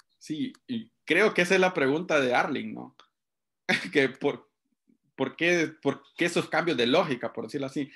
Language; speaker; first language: Spanish; native; Spanish